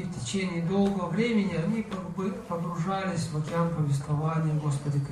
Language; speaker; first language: Russian; native; Russian